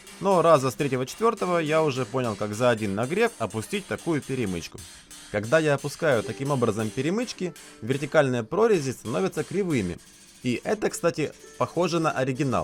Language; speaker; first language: Russian; native; Russian